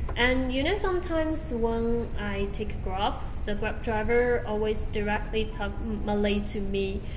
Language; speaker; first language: English; non-native, learner; Chinese